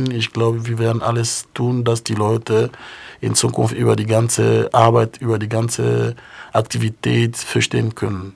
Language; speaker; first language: German; non-native, fluent; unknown